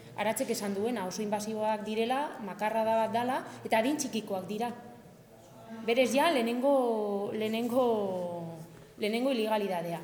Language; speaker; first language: Basque; non-native, local second language; Spanish